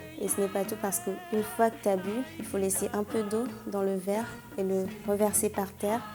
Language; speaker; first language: French; non-native, local second language; Ewe